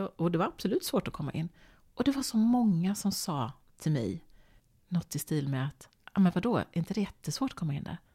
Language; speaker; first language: Swedish; native; Swedish